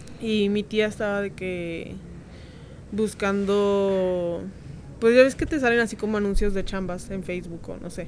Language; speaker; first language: Spanish; native; Spanish